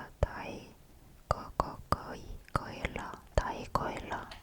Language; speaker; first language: Chinese; non-native, learner; Korean